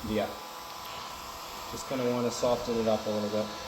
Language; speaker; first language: English; native; English